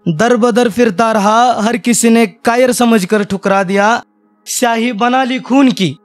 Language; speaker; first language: Hindi; non-native, local second language; Marathi